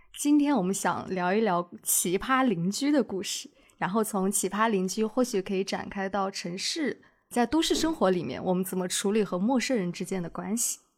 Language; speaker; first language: Chinese; native; Chinese